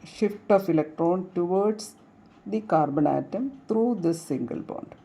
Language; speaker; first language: English; non-native, local second language; Malayalam